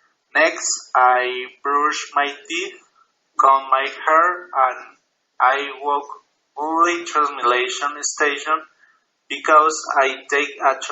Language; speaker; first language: English; non-native, learner; Spanish